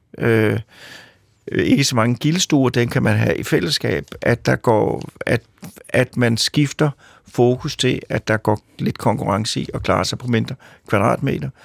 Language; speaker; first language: Danish; native; Danish